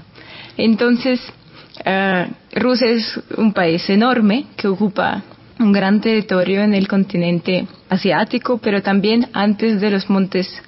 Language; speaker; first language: Spanish; non-native, fluent; Russian